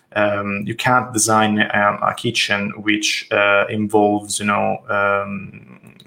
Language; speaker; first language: English; non-native, fluent; Italian